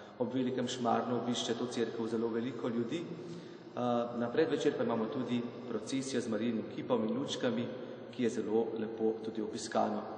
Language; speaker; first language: Slovenian; native; Slovenian